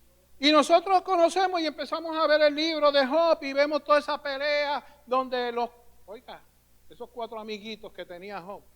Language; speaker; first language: Spanish; native; Spanish